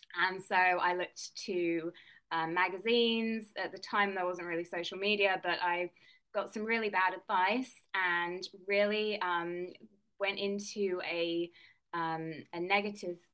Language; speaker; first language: English; native; English